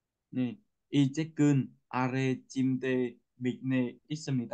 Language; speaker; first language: Korean; non-native, learner; Vietnamese